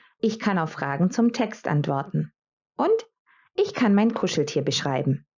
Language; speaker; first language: German; non-native, fluent; Croatian